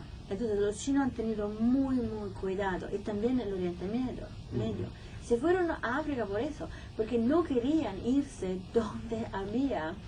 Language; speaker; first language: Spanish; non-native, fluent; Italian